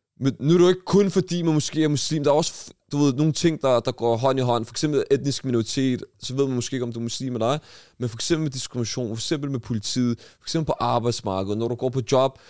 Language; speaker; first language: Danish; early bilingual, other home language; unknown